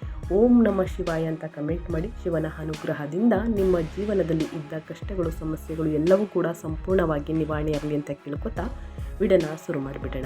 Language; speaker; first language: Kannada; native; Kannada